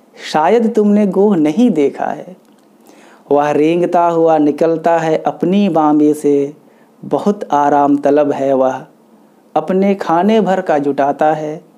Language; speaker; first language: Hindi; non-native, local second language; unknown